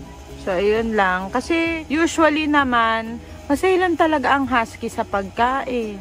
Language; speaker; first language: Filipino; native; Filipino